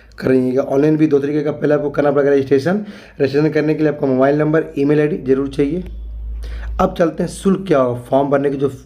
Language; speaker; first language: Hindi; native; Hindi